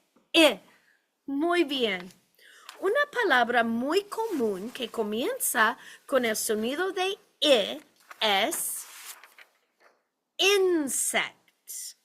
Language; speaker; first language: Spanish; non-native, fluent; English